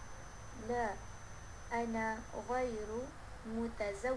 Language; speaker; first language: Arabic; non-native, learner; Malay